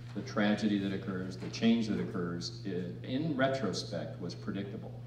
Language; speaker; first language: English; native; English